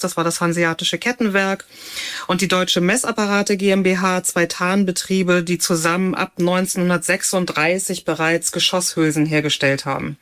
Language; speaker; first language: German; native; German